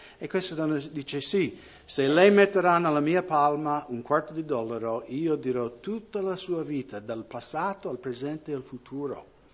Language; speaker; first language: Italian; non-native, fluent; English